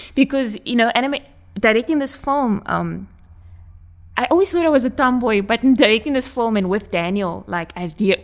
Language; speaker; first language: English; native; English